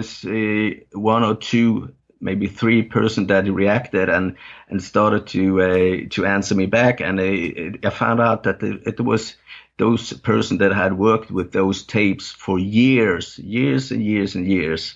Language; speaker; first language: English; non-native, fluent; Danish